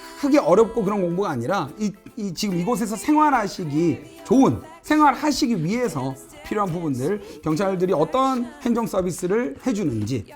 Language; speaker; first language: Korean; native; Korean